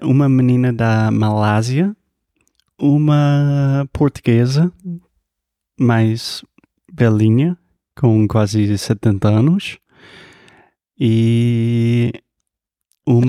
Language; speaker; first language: Portuguese; non-native, fluent; English